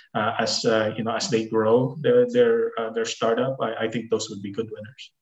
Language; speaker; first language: English; non-native, local second language; Filipino